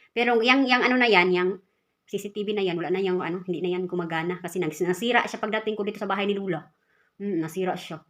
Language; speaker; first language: Filipino; non-native, local second language; Cebuano